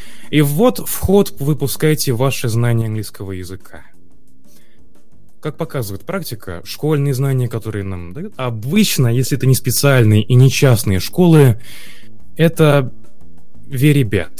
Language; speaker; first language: Russian; native; Russian